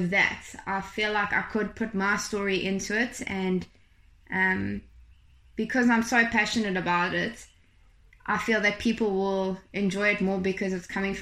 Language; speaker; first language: English; native; English